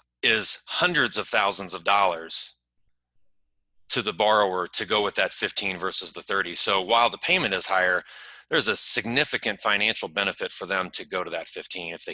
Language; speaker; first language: English; native; English